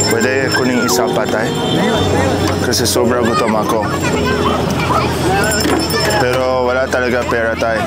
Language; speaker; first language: Filipino; non-native, learner; Arabic